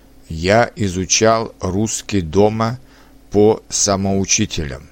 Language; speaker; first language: Russian; non-native, learner; Czech